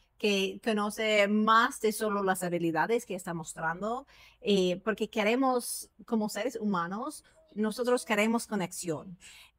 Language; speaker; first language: Spanish; non-native, fluent; English